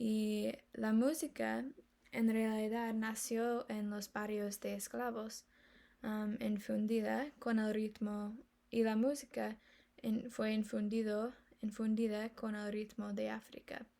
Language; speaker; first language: Spanish; non-native, learner; English